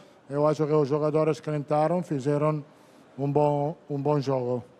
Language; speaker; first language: Portuguese; non-native, fluent; Italian